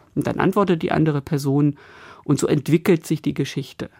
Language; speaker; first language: German; native; German